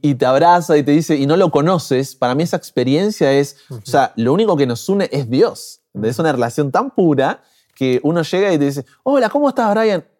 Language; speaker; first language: Spanish; native; Spanish